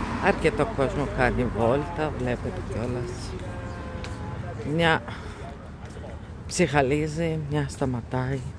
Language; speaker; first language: Greek; non-native, fluent; Russian